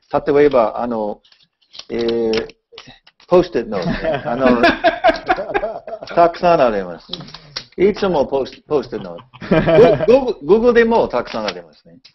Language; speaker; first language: Japanese; non-native, learner; English